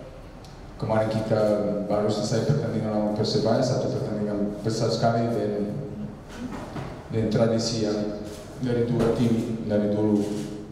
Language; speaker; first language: Indonesian; non-native, fluent; Serbian